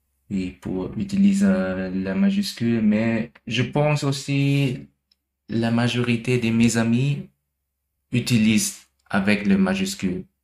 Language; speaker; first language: French; non-native, learner; German